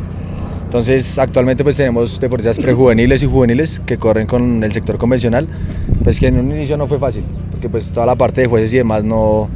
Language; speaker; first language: Spanish; native; Spanish